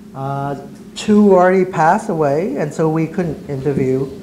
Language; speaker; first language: English; early bilingual, other home language; Vietnamese